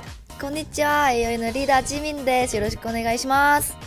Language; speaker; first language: Japanese; non-native, learner; Korean